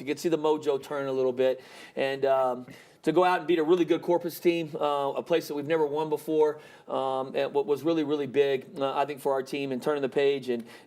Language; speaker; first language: English; native; English